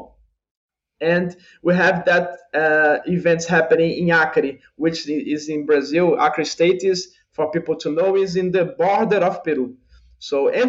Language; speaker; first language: English; non-native, fluent; Portuguese